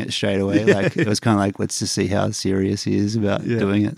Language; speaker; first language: English; native; English